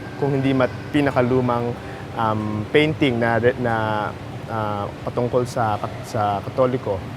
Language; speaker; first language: Filipino; native; Filipino